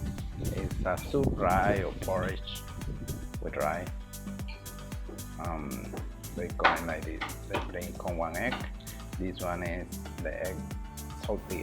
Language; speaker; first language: English; non-native, learner; Spanish